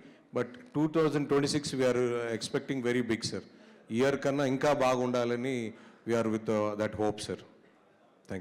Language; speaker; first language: Telugu; native; Telugu